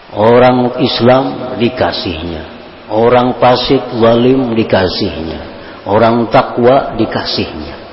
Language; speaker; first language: Indonesian; non-native, local second language; Banjar